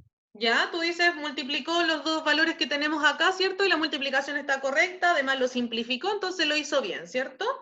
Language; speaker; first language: Spanish; native; Spanish